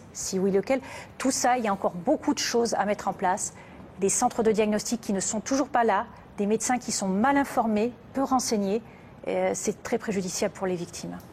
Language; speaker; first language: French; native; French